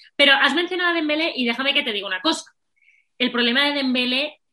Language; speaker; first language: Spanish; native; Spanish